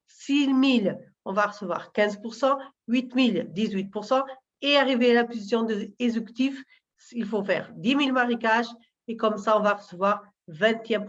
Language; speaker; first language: French; non-native, learner; Portuguese